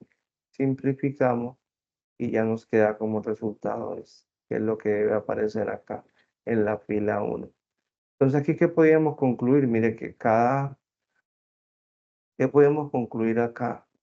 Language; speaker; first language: Spanish; native; Spanish